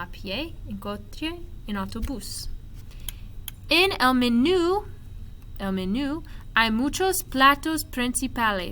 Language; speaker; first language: Spanish; non-native, fluent; English